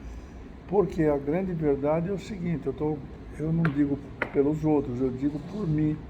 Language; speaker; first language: Portuguese; native; Portuguese